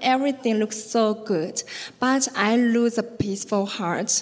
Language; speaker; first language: English; non-native, learner; Chinese